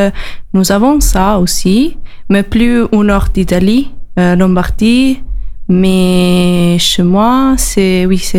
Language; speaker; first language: French; non-native, learner; Italian